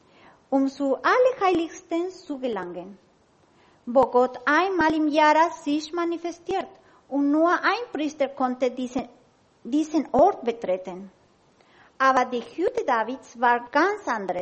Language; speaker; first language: German; non-native, learner; Spanish